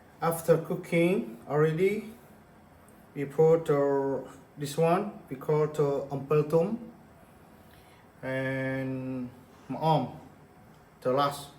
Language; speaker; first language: English; non-native, learner; Khmer